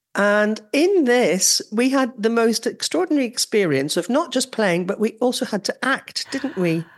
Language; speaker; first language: English; native; English